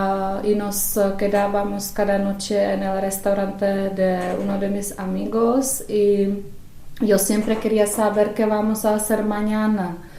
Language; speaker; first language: Spanish; non-native, fluent; Czech